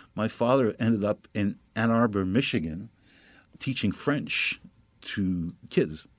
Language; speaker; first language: English; non-native, fluent; French